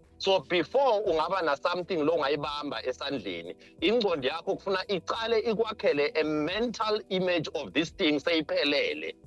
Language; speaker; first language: Zulu; non-native, local second language; Swati